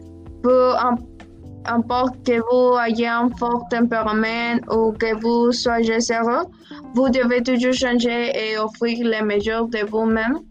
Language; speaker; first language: French; non-native, learner; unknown